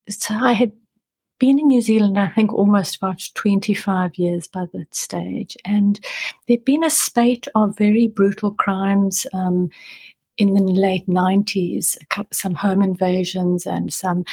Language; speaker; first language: English; native; English